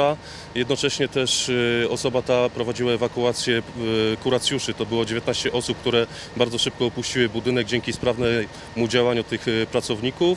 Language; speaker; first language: Polish; native; Polish